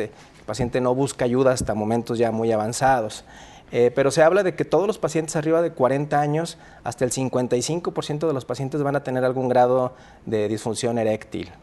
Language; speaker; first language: Spanish; native; Spanish